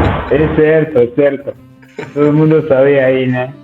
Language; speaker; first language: Portuguese; non-native, learner; Spanish